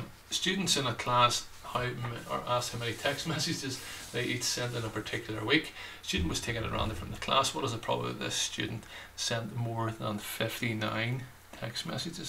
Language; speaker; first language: English; native; English